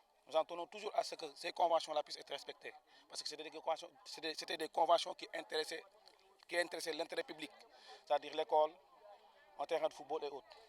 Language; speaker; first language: French; non-native, local second language; Wolof